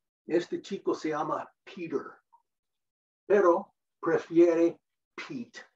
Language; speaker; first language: Spanish; non-native, fluent; English